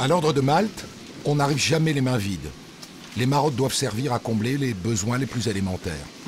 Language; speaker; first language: French; native; French